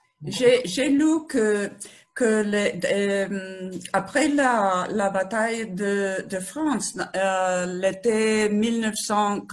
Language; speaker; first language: French; non-native, learner; Spanish